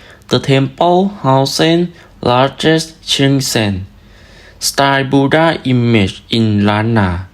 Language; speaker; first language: English; non-native, learner; Thai